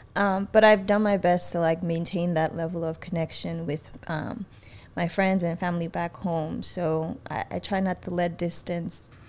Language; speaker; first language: English; native; English